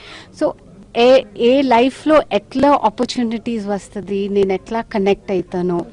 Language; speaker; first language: Telugu; non-native, local second language; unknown